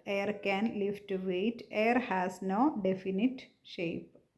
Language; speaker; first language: English; non-native, local second language; Malayalam